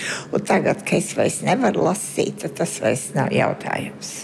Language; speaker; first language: Latvian; early bilingual, heritage; Latvian